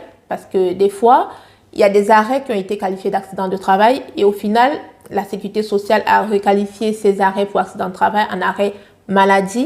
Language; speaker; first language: French; native; French